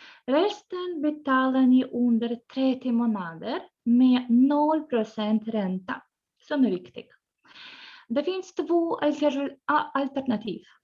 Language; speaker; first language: Swedish; non-native, fluent; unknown